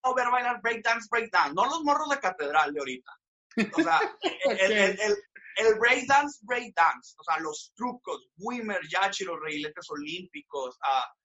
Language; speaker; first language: Spanish; native; Spanish